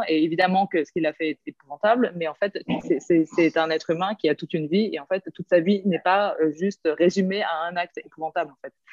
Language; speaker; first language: French; early bilingual, other home language; Korean